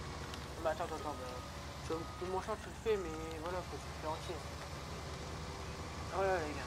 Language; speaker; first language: French; native; French